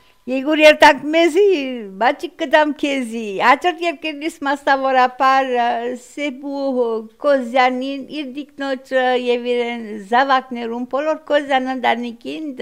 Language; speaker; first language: Armenian; early bilingual, heritage; Armenian